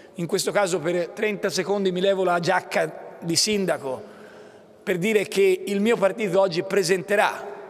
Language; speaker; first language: Italian; native; Italian